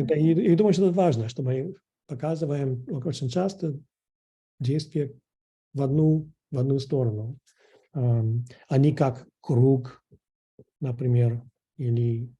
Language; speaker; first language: Russian; non-native, fluent; English